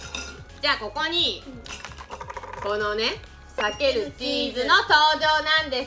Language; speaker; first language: Japanese; native; Japanese